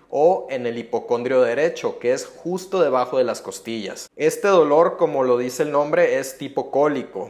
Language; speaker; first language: Spanish; native; Spanish